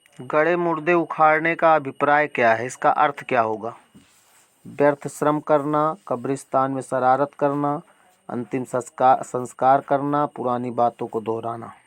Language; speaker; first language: Hindi; native; Hindi